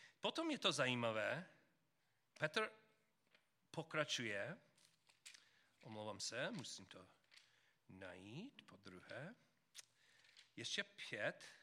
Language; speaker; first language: Czech; non-native, learner; English